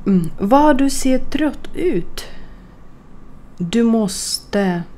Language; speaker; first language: Swedish; non-native, fluent; Ukrainian